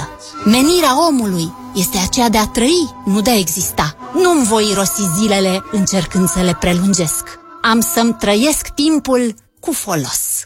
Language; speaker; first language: Romanian; native; Romanian